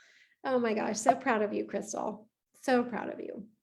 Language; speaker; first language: English; native; English